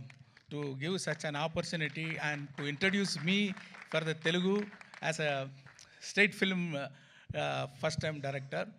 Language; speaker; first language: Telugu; non-native, fluent; Tamil